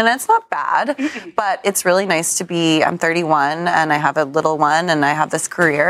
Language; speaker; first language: English; native; English